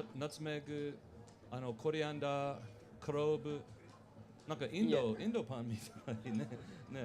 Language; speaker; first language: Japanese; non-native, learner; English